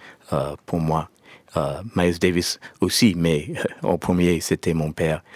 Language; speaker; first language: French; non-native, learner; English